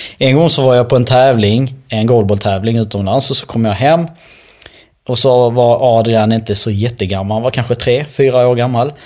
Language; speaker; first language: Swedish; early bilingual, other home language; Albanian